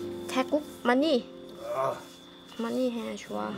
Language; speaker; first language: Korean; non-native, learner; Thai